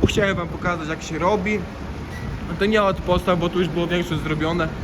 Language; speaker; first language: Polish; native; Polish